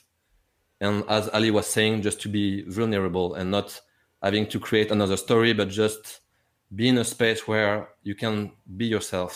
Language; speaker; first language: English; non-native, fluent; French